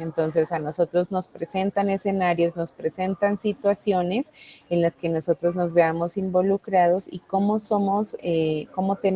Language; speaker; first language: Spanish; native; Spanish